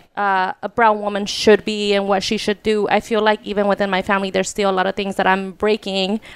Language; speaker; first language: English; early bilingual, other home language; Spanish